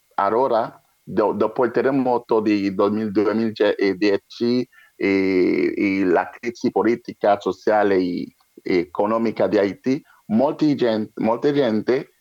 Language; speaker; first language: Italian; non-native, learner; French